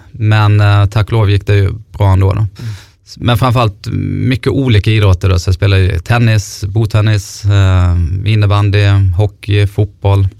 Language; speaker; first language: Swedish; native; Swedish